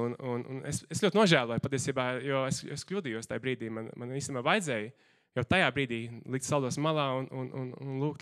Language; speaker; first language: Latvian; native; Latvian